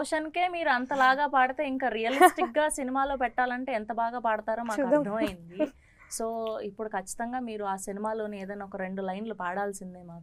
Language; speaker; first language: Telugu; native; Telugu